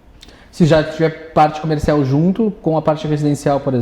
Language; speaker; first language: Portuguese; native; Portuguese